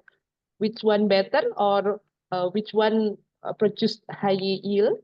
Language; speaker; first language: English; non-native, fluent; Indonesian